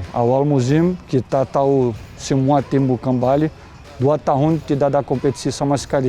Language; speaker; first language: Indonesian; non-native, fluent; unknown